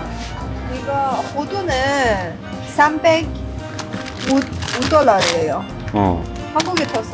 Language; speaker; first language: Korean; non-native, learner; Persian